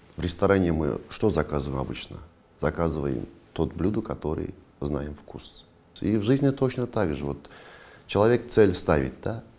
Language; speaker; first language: Russian; non-native, local second language; Kazakh